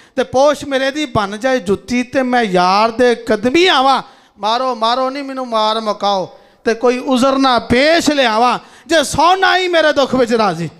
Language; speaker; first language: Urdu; non-native, local second language; Punjabi